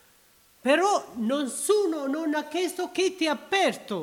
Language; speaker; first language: Italian; non-native, learner; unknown